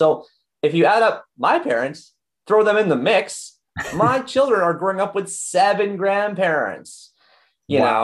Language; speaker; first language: English; native; English